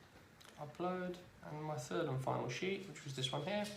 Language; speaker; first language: English; native; English